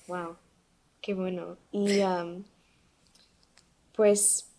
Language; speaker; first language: Spanish; non-native, learner; English